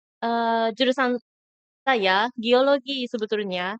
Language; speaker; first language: Indonesian; non-native, learner; Japanese